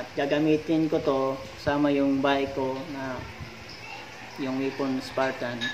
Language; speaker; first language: Filipino; non-native, local second language; Cebuano